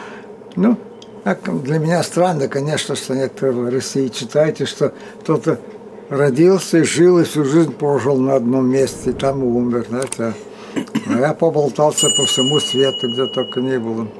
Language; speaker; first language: Russian; early bilingual, heritage; Russian